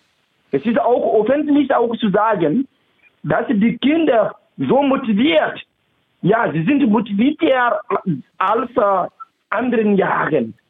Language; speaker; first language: German; non-native, fluent; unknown